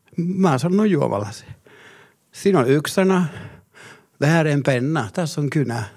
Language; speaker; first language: Finnish; native; Finnish